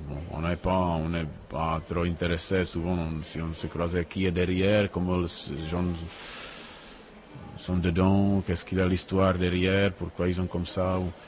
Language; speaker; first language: French; non-native, learner; Czech